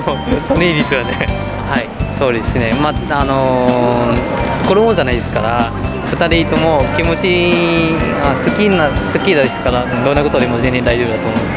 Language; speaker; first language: Japanese; non-native, fluent; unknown